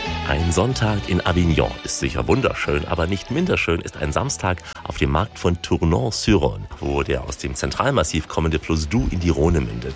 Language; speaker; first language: German; native; German